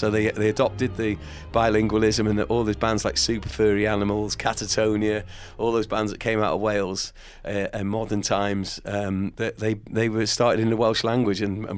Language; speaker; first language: English; native; English